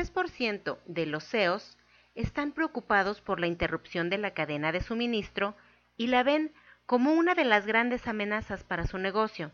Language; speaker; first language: Spanish; native; Spanish